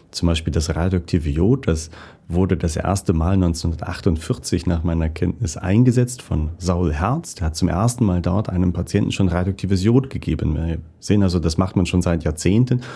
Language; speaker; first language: German; native; German